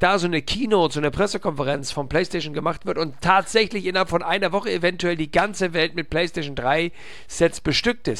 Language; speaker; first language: German; native; German